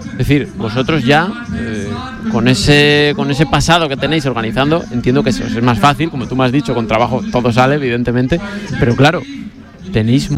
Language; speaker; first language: Spanish; native; Spanish